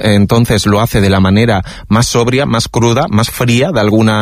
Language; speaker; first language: Spanish; native; Spanish